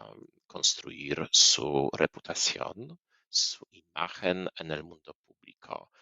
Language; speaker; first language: Spanish; non-native, fluent; Polish